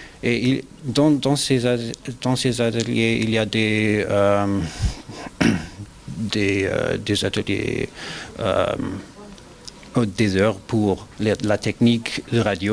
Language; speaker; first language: French; non-native, learner; German